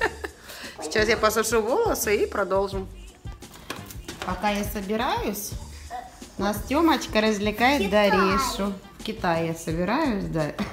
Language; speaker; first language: Russian; native; Russian